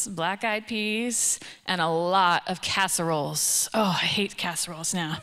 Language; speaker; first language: English; native; English